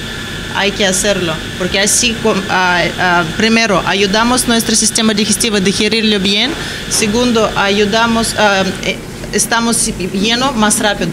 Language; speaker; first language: Spanish; non-native, learner; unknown